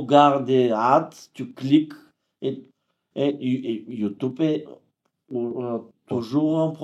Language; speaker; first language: French; non-native, fluent; Bulgarian